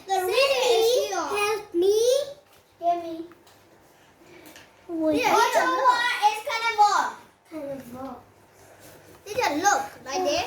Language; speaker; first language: English; non-native, learner; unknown